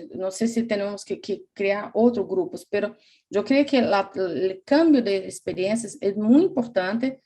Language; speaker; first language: Spanish; non-native, fluent; Portuguese